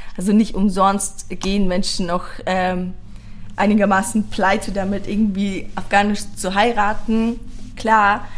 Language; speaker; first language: German; early bilingual, other home language; Persian